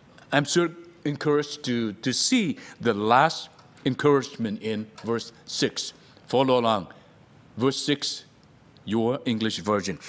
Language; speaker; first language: English; non-native, fluent; Vietnamese